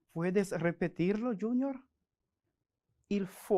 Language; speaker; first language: Spanish; non-native, fluent; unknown